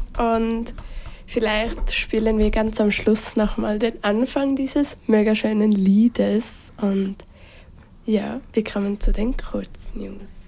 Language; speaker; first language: German; native; German